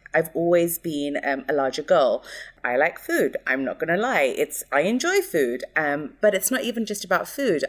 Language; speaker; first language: English; early bilingual, other home language; Hindi